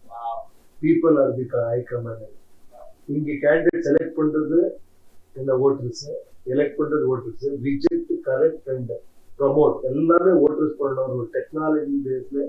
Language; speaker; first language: Tamil; non-native, learner; Kannada